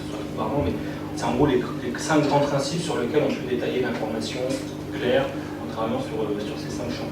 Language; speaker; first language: French; native; French